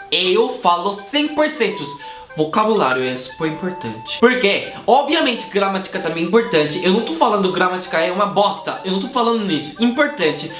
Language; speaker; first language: Portuguese; non-native, fluent; Korean